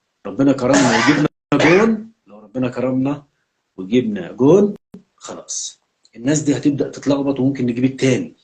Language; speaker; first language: Arabic; native; Arabic